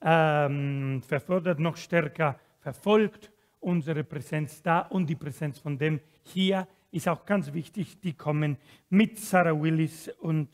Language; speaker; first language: German; non-native, fluent; Spanish